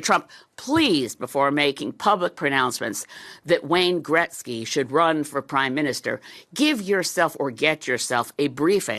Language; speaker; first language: English; native; English